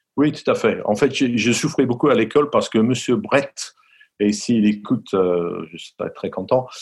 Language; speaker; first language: French; non-native, fluent; English